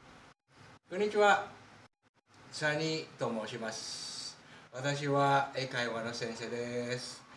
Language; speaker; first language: Japanese; non-native, fluent; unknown